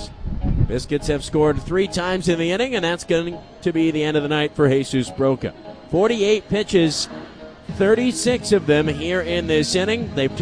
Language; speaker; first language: English; native; English